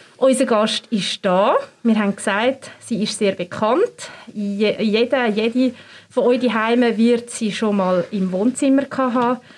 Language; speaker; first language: German; native; German